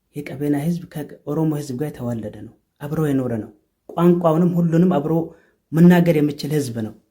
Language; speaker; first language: Amharic; non-native, local second language; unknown